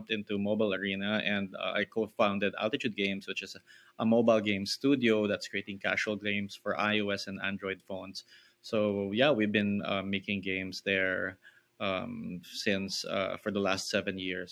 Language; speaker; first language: English; non-native, local second language; Filipino